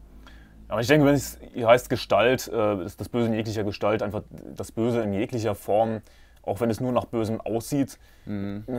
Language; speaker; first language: German; native; German